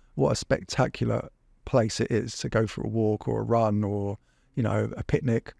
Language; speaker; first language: English; native; English